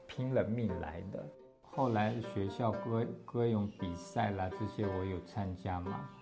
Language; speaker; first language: Chinese; non-native, local second language; Tibetan